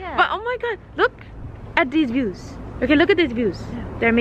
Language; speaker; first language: English; native; English